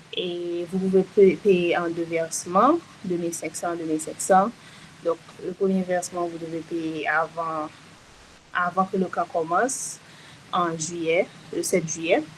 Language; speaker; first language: French; non-native, local second language; Haitian Creole